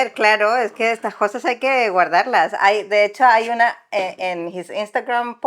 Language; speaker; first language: Spanish; native; Spanish